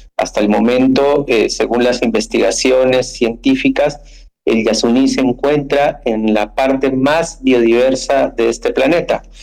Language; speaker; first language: Spanish; native; Spanish